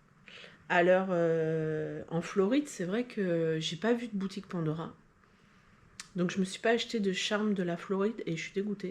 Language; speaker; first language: French; native; French